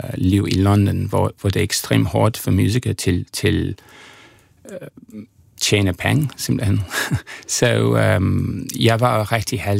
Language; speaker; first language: Danish; non-native, fluent; English